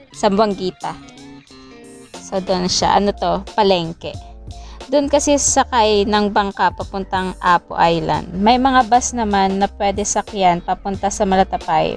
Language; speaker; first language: Filipino; non-native, local second language; Cebuano